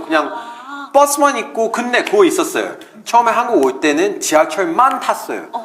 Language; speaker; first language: Korean; non-native, fluent; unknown